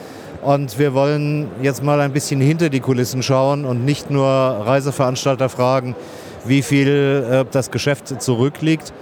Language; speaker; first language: German; native; German